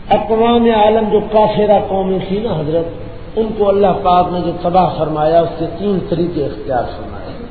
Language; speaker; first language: Urdu; non-native, local second language; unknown